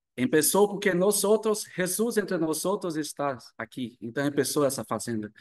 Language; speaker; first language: Spanish; non-native, learner; Portuguese